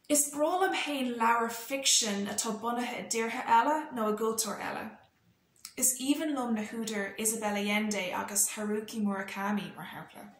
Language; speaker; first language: Irish; non-native, local second language; English